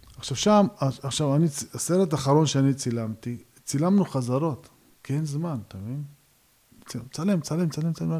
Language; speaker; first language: Hebrew; early bilingual, other home language; Georgian